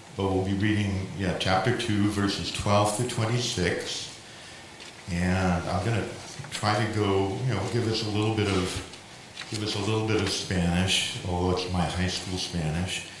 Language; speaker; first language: English; native; English